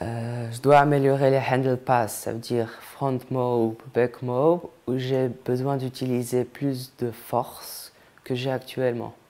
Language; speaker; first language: French; non-native, fluent; Polish